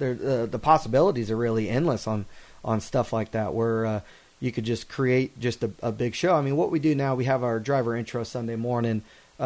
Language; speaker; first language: English; native; English